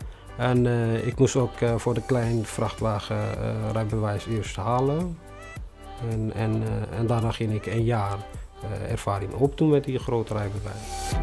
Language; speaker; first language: Dutch; non-native, fluent; Tigrinya